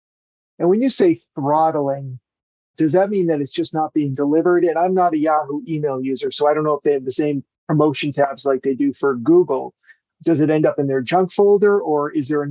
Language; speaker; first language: English; native; English